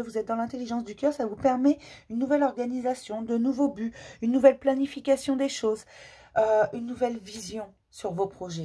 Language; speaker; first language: French; native; French